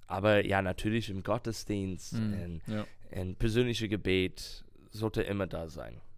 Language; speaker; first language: German; non-native, learner; English